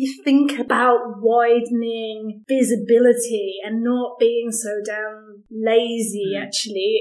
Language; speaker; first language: English; native; English